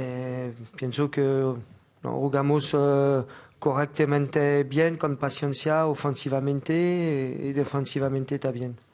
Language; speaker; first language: Spanish; non-native, fluent; French